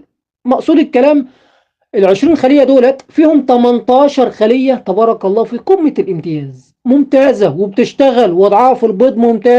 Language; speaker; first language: Arabic; native; Arabic